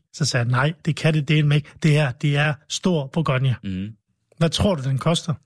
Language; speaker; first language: Danish; native; Danish